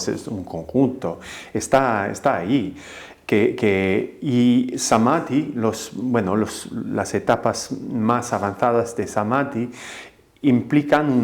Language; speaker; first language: Spanish; non-native, fluent; English